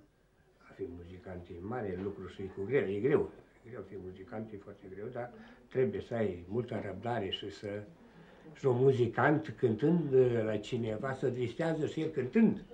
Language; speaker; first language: Romanian; non-native, local second language; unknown